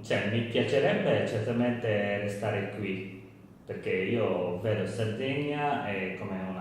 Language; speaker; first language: Italian; non-native, learner; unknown